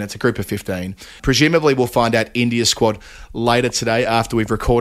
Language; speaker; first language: English; native; English